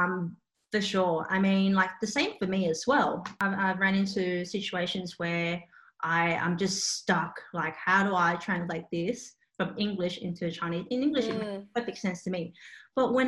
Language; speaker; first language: English; non-native, local second language; Cantonese